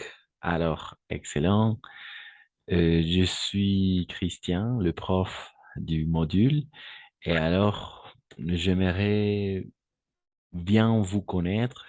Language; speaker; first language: French; non-native, fluent; Spanish